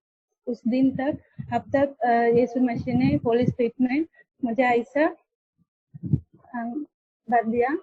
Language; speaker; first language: Hindi; non-native, local second language; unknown